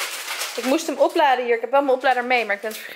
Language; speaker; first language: Dutch; native; Dutch